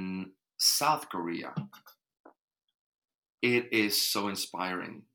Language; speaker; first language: English; non-native, fluent; Dutch